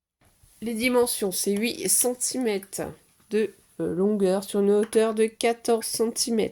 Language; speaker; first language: French; native; French